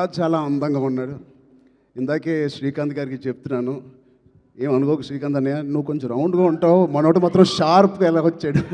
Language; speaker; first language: Telugu; native; Telugu